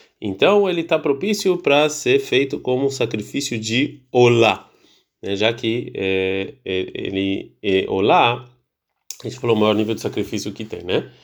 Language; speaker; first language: Portuguese; early bilingual, heritage; Portuguese